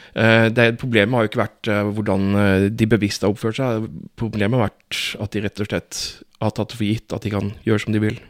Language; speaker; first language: Norwegian; native; Norwegian